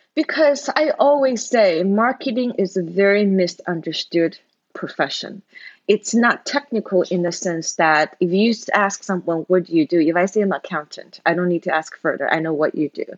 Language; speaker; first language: English; non-native, fluent; Chinese